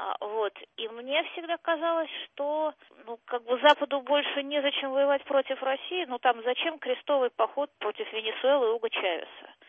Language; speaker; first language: Russian; native; Russian